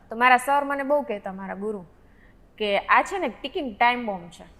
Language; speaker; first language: Gujarati; native; Gujarati